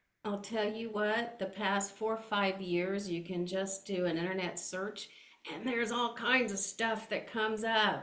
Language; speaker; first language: English; native; English